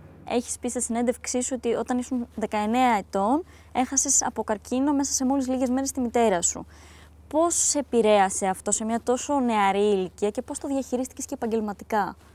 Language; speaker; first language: Greek; native; Greek